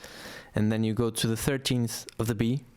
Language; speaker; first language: English; non-native, fluent; Portuguese